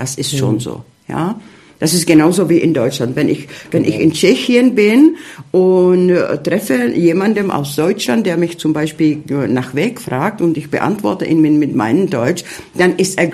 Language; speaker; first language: German; early bilingual, heritage; Czech